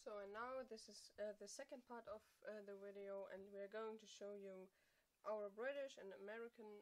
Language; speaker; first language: English; non-native, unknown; German